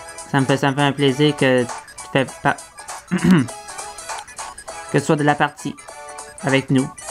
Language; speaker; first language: French; native; French